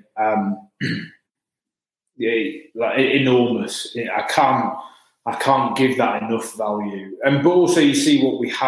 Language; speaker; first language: English; native; English